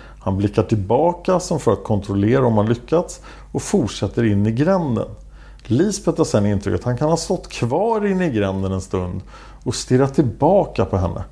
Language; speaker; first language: Swedish; native; Swedish